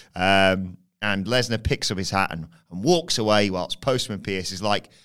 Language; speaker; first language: English; native; English